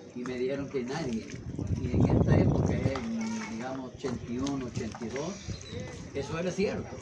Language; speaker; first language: Spanish; non-native, fluent; English